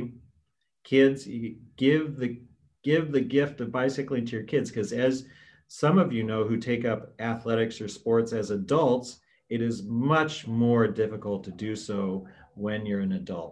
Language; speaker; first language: English; native; English